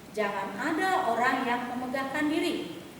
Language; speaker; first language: Indonesian; native; Indonesian